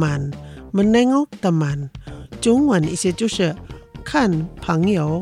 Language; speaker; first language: Chinese; non-native, fluent; Indonesian